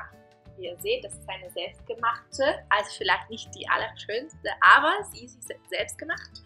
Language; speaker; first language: German; non-native, fluent; Bulgarian